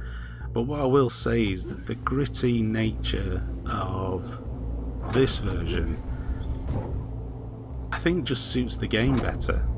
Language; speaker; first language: English; native; English